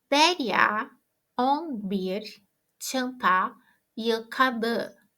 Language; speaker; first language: Turkish; non-native, fluent; Portuguese